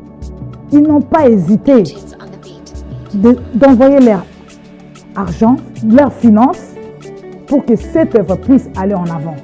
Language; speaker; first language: French; non-native, local second language; Lingala